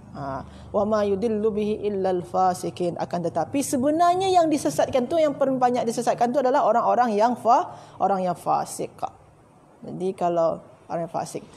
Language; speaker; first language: Malay; native; Malay